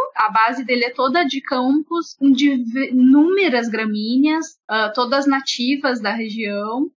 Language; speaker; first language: Portuguese; native; Portuguese